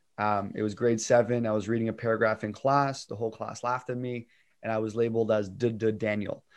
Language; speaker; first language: English; native; English